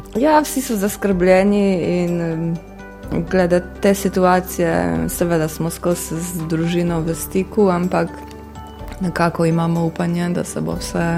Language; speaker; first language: Slovenian; non-native, fluent; Polish